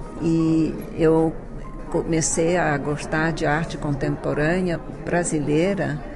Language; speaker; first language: Portuguese; early bilingual, other home language; Chinese